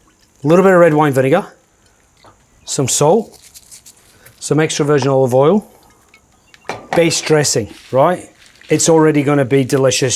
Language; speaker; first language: English; native; English